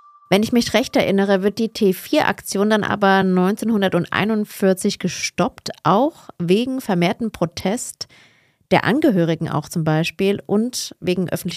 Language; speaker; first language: German; native; German